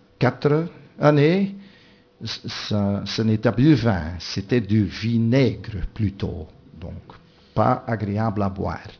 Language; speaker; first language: French; non-native, local second language; Dutch